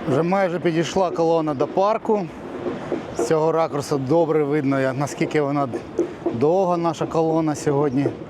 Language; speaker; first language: Ukrainian; native; Ukrainian